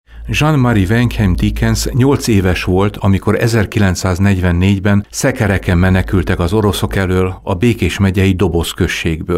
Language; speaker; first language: Hungarian; native; Hungarian